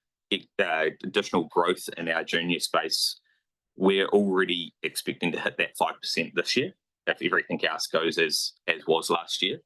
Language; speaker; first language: English; native; English